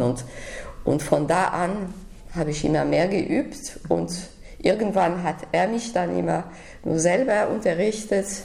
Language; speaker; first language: German; non-native, fluent; French